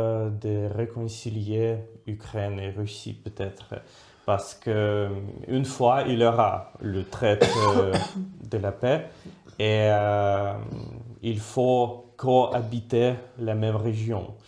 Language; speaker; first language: French; non-native, fluent; Russian